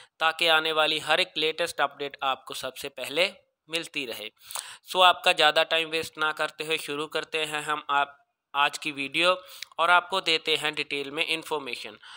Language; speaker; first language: Hindi; non-native, local second language; Punjabi